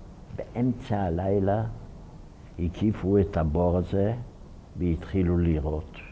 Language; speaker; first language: Hebrew; non-native, fluent; Ukrainian